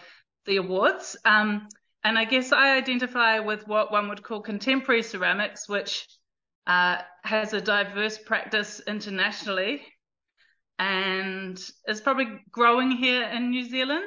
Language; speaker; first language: English; native; English